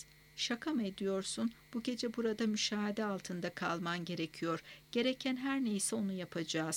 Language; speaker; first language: Turkish; native; Turkish